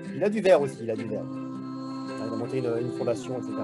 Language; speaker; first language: French; native; French